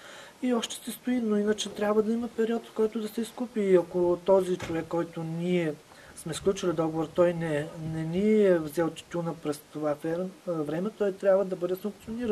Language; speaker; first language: Bulgarian; native; Bulgarian